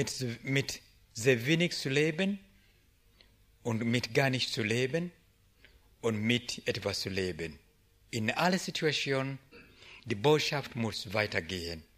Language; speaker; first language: German; non-native, learner; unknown